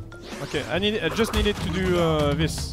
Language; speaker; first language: English; non-native, fluent; French